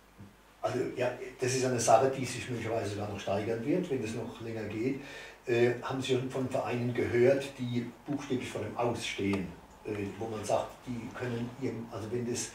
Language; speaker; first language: German; native; German